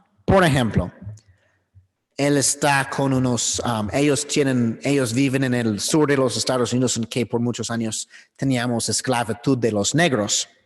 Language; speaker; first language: Spanish; non-native, learner; English